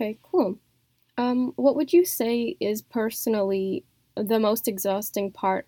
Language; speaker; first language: English; native; English